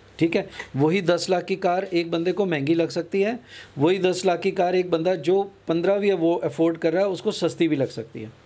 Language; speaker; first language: Hindi; non-native, local second language; Punjabi